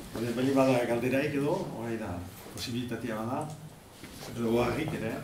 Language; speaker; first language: Basque; native; Basque